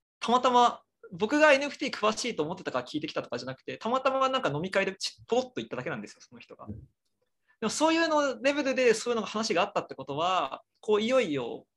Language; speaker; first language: Japanese; native; Japanese